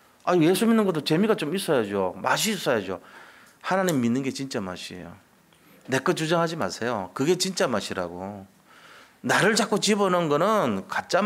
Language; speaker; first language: Korean; native; Korean